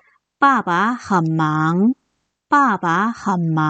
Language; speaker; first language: Chinese; non-native, fluent; Korean